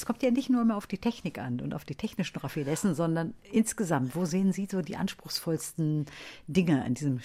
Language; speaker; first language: German; native; German